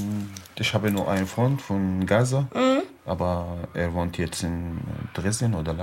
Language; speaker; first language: German; non-native, learner; Arabic